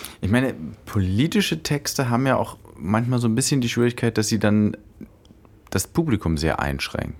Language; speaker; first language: German; native; German